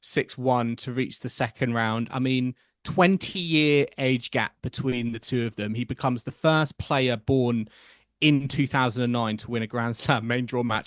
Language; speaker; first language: English; native; English